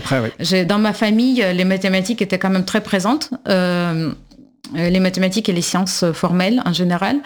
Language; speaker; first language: French; non-native, fluent; Russian